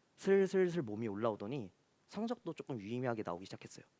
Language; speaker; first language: Korean; native; Korean